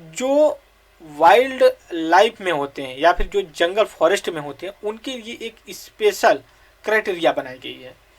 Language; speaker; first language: Hindi; native; Hindi